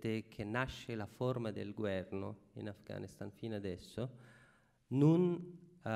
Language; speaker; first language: Italian; non-native, fluent; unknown